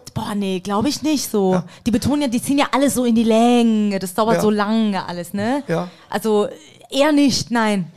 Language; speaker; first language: German; early bilingual, other home language; Persian